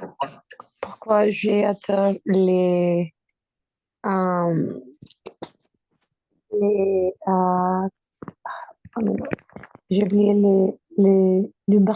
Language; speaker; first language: French; non-native, learner; Spanish